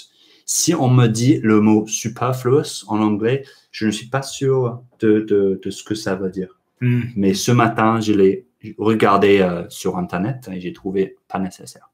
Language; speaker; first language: French; non-native, fluent; English